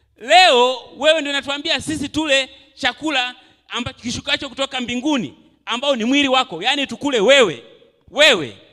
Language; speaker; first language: Swahili; native; Swahili